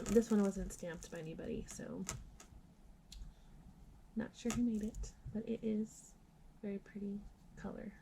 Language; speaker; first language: English; native; English